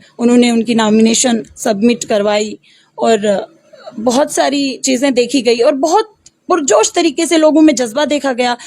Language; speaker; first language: Hindi; non-native, local second language; Pahari-Potwari